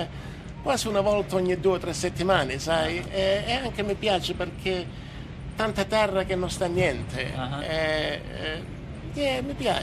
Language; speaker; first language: Italian; native; Italian